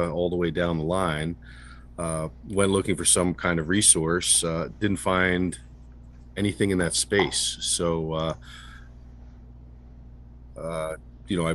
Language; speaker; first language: English; native; English